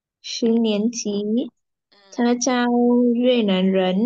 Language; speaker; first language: Chinese; non-native, learner; Vietnamese